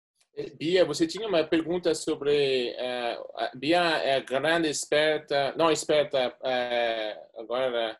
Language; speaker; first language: Portuguese; non-native, fluent; English